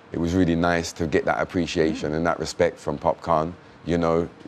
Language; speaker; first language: English; native; English